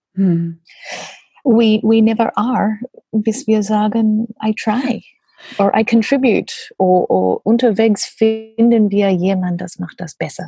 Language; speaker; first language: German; non-native, learner; English